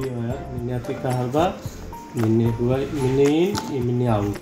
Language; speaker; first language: Arabic; non-native, learner; Hindi